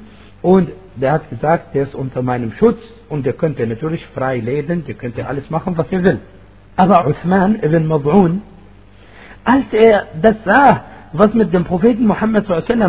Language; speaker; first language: German; non-native, fluent; Arabic